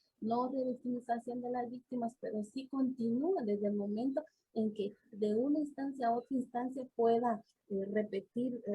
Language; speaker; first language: Spanish; native; Spanish